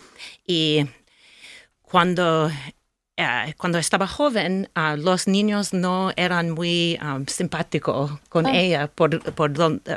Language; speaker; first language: Spanish; non-native, learner; English